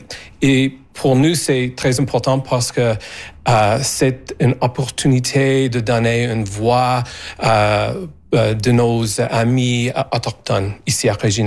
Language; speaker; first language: French; non-native, learner; English